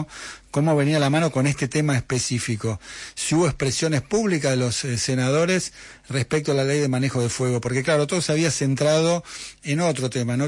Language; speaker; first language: Spanish; native; Spanish